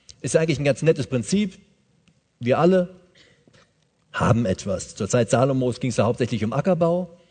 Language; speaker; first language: German; native; German